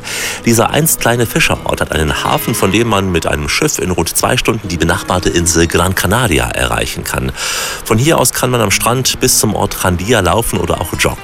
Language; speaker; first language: German; native; German